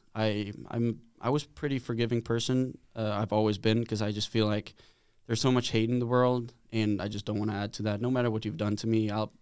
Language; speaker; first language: English; non-native, fluent; Swedish